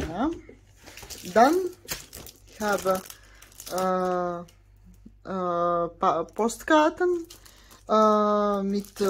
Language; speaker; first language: German; non-native, fluent; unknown